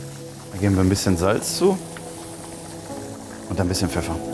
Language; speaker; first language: German; native; German